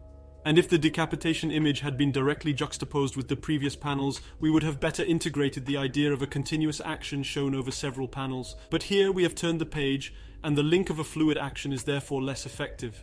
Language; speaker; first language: English; non-native, fluent; French